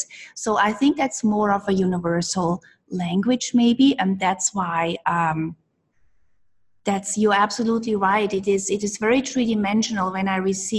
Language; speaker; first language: English; non-native, fluent; Swiss German